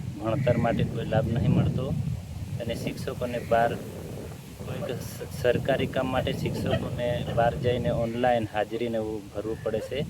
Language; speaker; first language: Gujarati; non-native, local second language; Vasavi